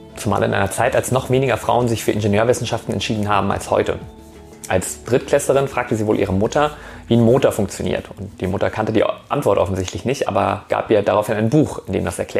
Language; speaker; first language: German; native; German